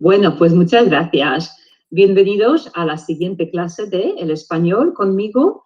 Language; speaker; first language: Spanish; non-native, fluent; English